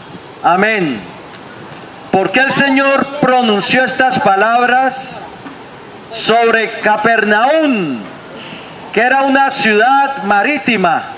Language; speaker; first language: Spanish; native; Spanish